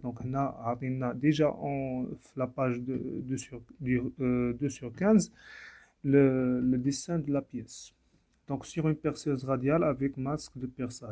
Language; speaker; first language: French; non-native, local second language; Arabic